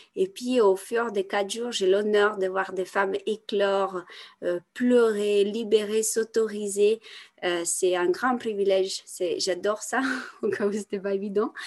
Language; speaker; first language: French; non-native, fluent; Italian